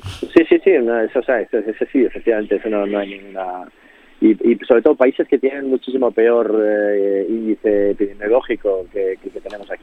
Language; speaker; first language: Spanish; native; Spanish